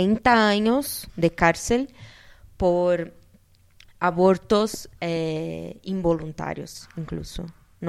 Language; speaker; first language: Spanish; non-native, fluent; Portuguese